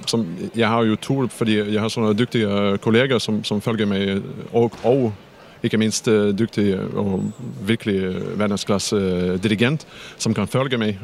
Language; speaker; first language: Danish; non-native, fluent; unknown